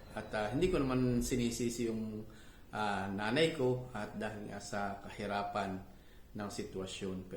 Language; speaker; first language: Filipino; native; Filipino